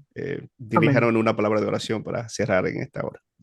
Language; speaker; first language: Spanish; native; Spanish